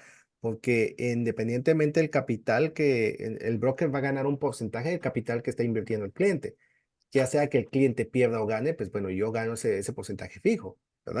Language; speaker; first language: Spanish; native; Spanish